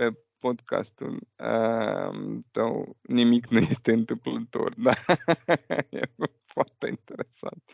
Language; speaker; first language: Romanian; non-native, fluent; Russian